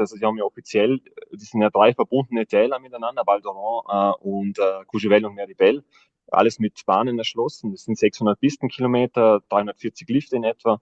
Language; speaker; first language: German; native; German